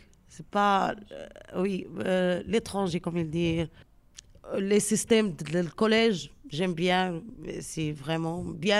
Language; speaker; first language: French; non-native, learner; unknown